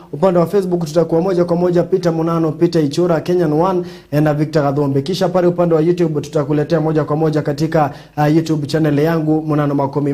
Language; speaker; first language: Swahili; non-native, local second language; Kikuyu